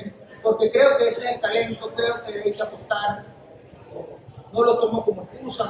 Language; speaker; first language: Spanish; native; Spanish